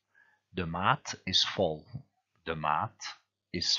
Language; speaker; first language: Dutch; non-native, fluent; Turkish